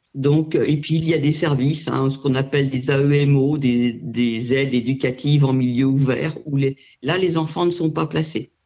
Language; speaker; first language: French; native; French